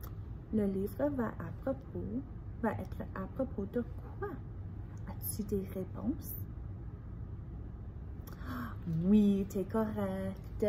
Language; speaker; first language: French; non-native, fluent; English